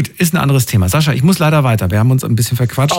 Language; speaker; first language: German; native; German